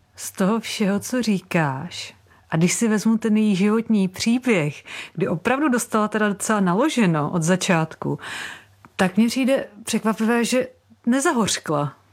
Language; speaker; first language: Czech; native; Czech